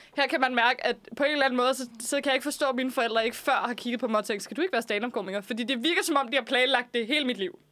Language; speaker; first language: Danish; native; Danish